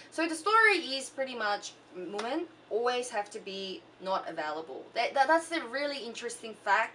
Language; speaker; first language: English; early bilingual, other home language; Korean